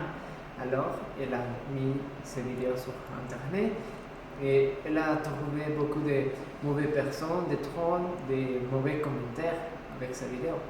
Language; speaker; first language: French; non-native, learner; Spanish